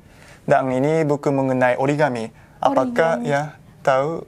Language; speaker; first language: Indonesian; non-native, fluent; Japanese